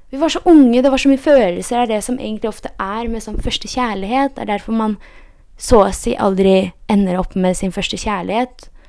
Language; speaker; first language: Norwegian; early bilingual, heritage; Polish